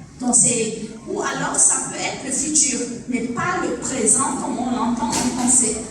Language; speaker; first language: French; non-native, local second language; Fula